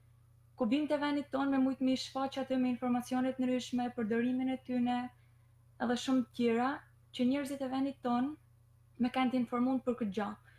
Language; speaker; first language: Albanian; native; Albanian